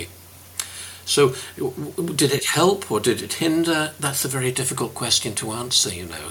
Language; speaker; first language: English; native; English